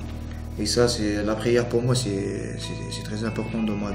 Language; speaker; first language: French; non-native, local second language; Arabic